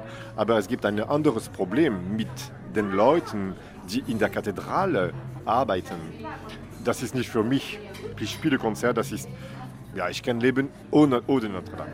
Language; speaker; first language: German; non-native, fluent; French